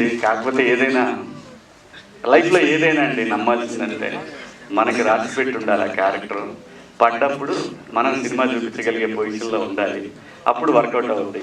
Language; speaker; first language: Telugu; native; Telugu